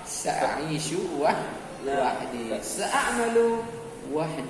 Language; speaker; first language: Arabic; non-native, fluent; Indonesian